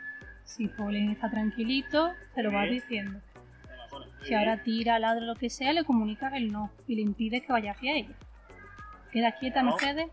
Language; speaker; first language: Spanish; native; Spanish